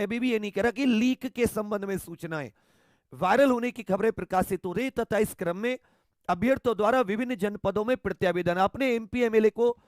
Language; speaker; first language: Hindi; native; Hindi